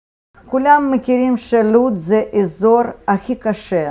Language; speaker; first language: Hebrew; non-native, fluent; Russian